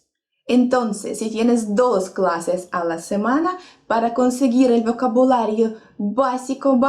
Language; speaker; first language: Spanish; non-native, fluent; Russian